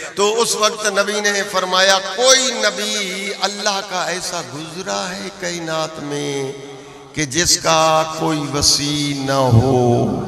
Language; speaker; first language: Urdu; non-native, local second language; Punjabi